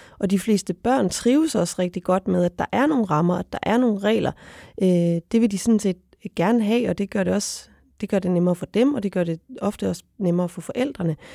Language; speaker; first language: Danish; native; Danish